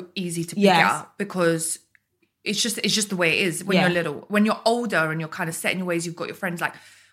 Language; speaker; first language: English; early bilingual, other home language; Bulgarian